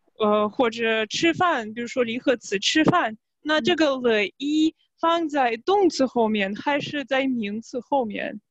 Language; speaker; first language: Chinese; non-native, fluent; Russian